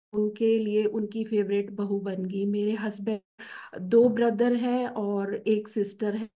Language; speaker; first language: Hindi; native; Hindi